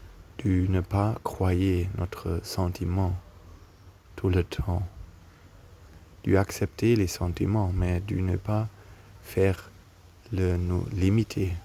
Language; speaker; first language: French; non-native, learner; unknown